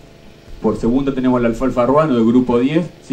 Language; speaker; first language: Spanish; native; Spanish